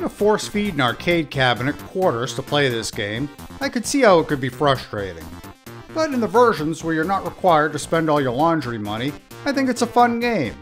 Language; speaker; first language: English; native; English